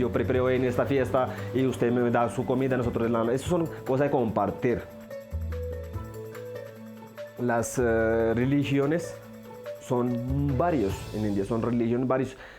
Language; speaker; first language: Spanish; non-native, learner; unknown